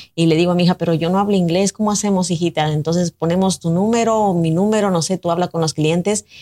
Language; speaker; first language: Spanish; native; Spanish